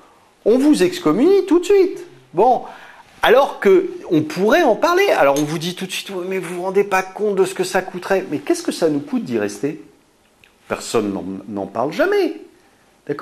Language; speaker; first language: French; native; French